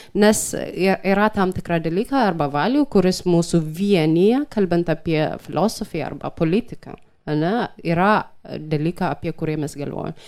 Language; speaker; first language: Lithuanian; non-native, fluent; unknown